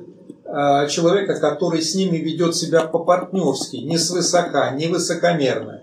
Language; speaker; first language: Russian; native; Russian